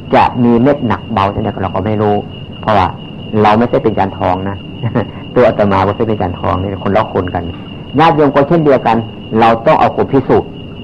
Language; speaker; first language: Thai; native; Thai